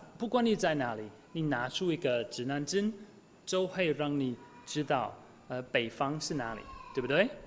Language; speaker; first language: Chinese; non-native, fluent; English